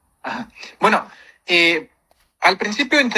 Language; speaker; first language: Spanish; non-native, fluent; Kazakh